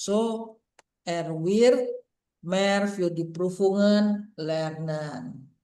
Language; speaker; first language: German; non-native, fluent; Indonesian